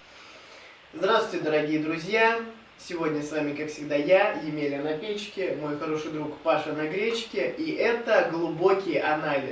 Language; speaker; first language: Russian; native; Russian